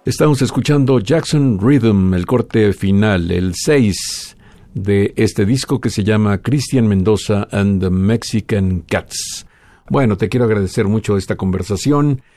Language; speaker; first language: Spanish; native; Spanish